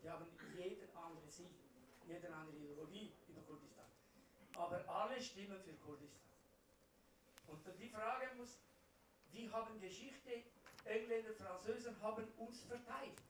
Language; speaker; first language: German; non-native, learner; Kurdish